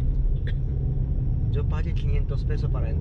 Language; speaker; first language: Spanish; non-native, learner; Japanese